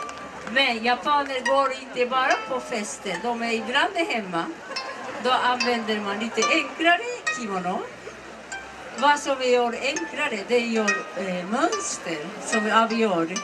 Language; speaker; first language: Swedish; non-native, learner; Japanese